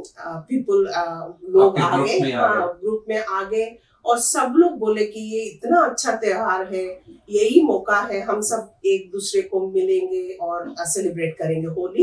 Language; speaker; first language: Hindi; non-native, local second language; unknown